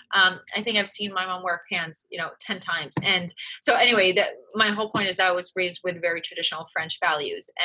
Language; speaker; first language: English; early bilingual, other home language; French